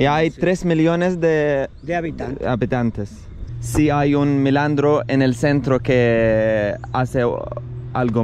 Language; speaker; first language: Spanish; non-native, learner; Arabic